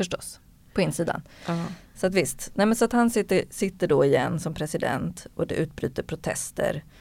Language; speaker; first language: Swedish; native; Swedish